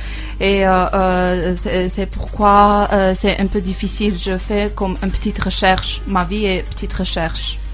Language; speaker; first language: French; non-native, learner; Armenian